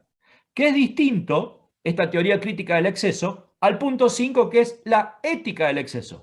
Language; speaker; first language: Spanish; native; Spanish